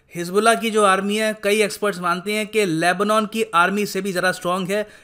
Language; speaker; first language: Hindi; native; Hindi